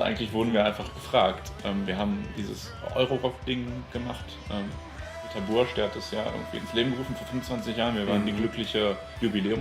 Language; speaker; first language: German; native; German